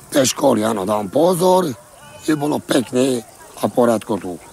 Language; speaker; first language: Slovak; non-native, local second language; Romany